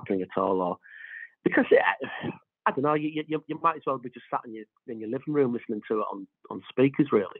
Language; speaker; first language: English; native; English